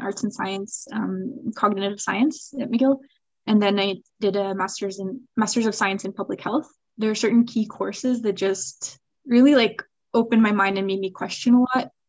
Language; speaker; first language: English; early bilingual, other home language; Swiss German